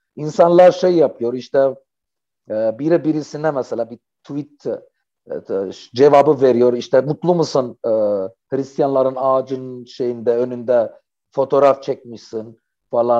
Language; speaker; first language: Turkish; non-native, fluent; Arabic